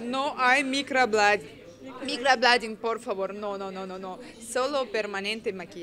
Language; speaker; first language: Spanish; non-native, learner; Russian